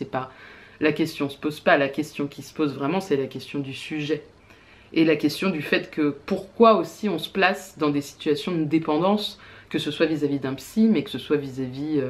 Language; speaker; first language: French; native; French